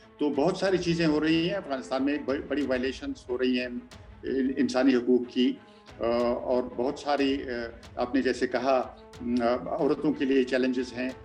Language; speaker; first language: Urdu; non-native, local second language; Pashto